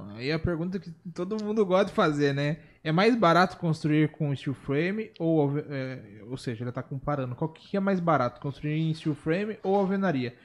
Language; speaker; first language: Portuguese; native; Portuguese